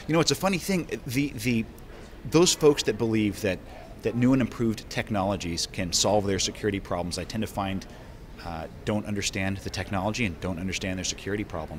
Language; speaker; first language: English; native; English